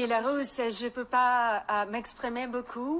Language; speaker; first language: French; non-native, learner; Russian